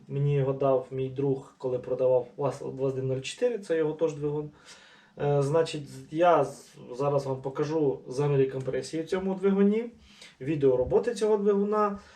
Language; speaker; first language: Ukrainian; native; Ukrainian